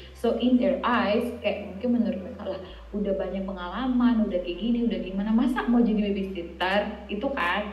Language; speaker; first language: Indonesian; native; Indonesian